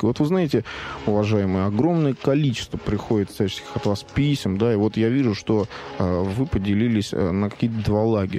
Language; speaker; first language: Russian; native; Russian